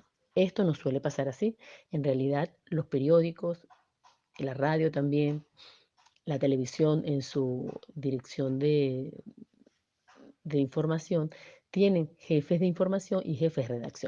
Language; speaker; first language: Spanish; native; Spanish